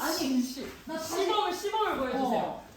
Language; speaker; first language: Korean; native; Korean